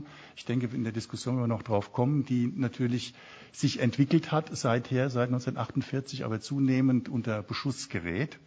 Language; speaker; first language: German; native; German